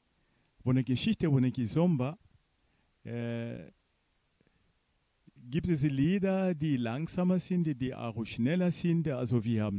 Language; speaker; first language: German; non-native, fluent; Portuguese